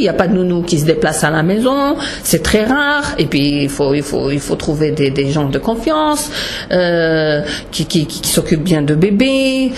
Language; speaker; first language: French; non-native, local second language; Arabic